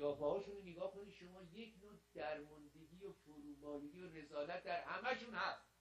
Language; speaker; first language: Persian; native; Persian